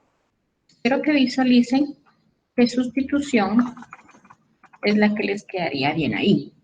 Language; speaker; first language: Spanish; native; Spanish